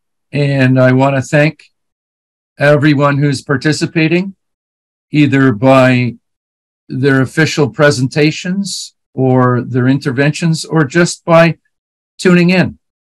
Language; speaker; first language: English; native; English